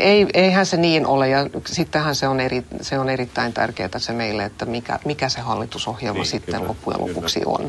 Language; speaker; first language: Finnish; non-native, local second language; Swedish